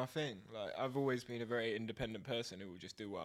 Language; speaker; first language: English; native; English